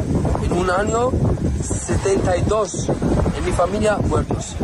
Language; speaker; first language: Spanish; non-native, learner; Arabic